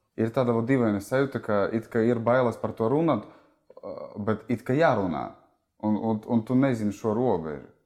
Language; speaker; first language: Latvian; non-native, local second language; Russian